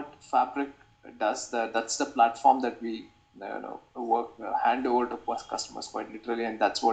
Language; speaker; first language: English; non-native, local second language; Kannada